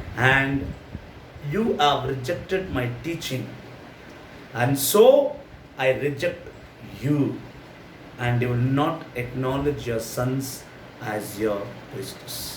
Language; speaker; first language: English; non-native, local second language; Telugu